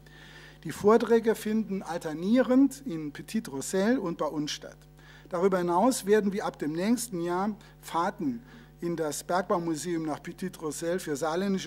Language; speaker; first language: German; native; German